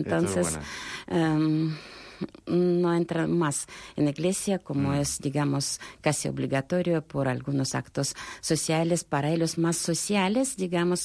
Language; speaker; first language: Spanish; non-native, fluent; Russian